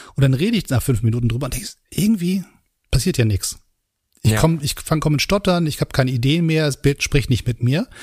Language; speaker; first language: German; native; German